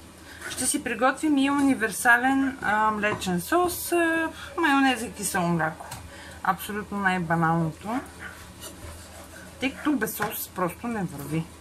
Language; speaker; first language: Bulgarian; native; Bulgarian